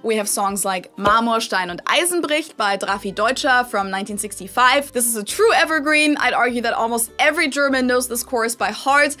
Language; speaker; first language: English; non-native, fluent; German